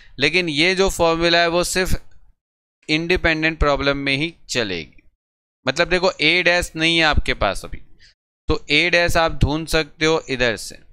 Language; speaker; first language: Hindi; non-native, local second language; Gujarati